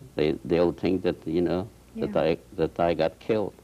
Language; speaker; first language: English; non-native, fluent; Polish